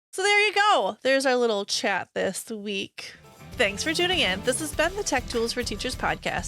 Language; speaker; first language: English; native; English